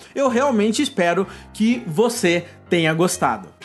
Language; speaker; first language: Portuguese; native; Portuguese